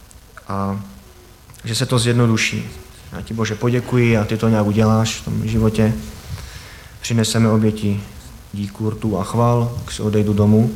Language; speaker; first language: Czech; native; Czech